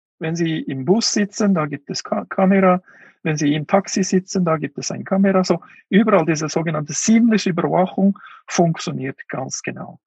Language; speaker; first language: German; non-native, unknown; Uyghur